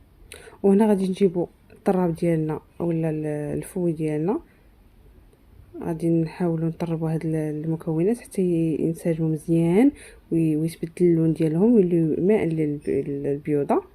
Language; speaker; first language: Arabic; native; Arabic